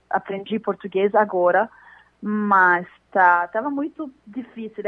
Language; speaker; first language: Portuguese; non-native, learner; Arabic